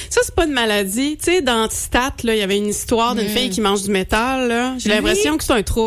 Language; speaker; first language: French; native; French